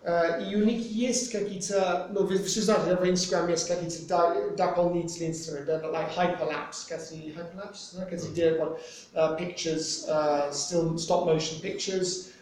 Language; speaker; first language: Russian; non-native, fluent; English